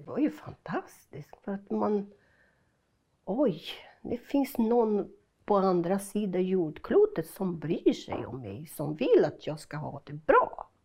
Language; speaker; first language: Swedish; non-native, fluent; Portuguese